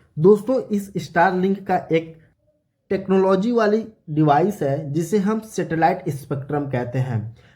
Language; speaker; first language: Hindi; native; Hindi